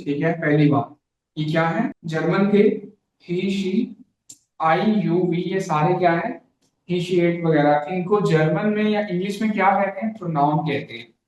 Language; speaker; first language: Urdu; native; Urdu